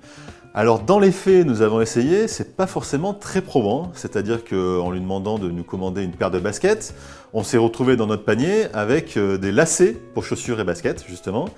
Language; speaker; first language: French; native; French